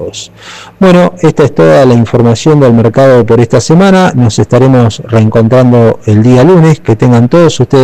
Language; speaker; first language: Spanish; native; Spanish